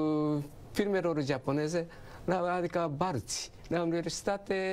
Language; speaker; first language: Romanian; non-native, learner; Japanese